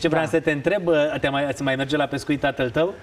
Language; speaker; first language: Romanian; native; Romanian